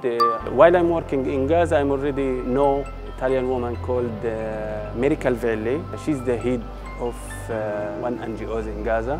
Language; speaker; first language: English; non-native, learner; Arabic